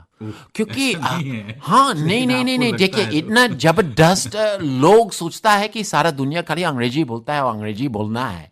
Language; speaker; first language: Hindi; non-native, fluent; English